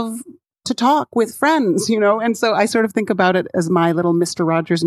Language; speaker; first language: English; native; English